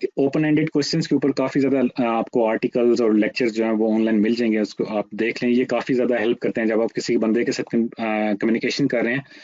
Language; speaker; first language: Urdu; native; Urdu